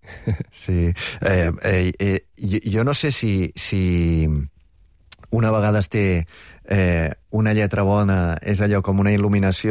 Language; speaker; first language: Catalan; native; Catalan